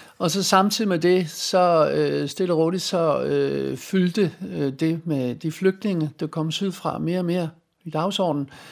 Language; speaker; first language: Danish; non-native, fluent; Dutch